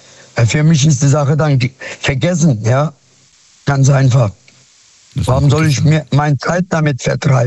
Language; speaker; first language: German; non-native, fluent; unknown